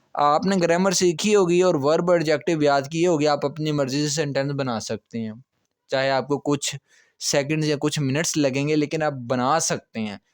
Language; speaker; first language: Urdu; non-native, local second language; Punjabi